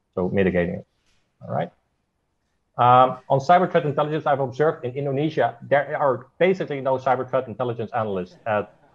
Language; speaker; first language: English; non-native, fluent; Dutch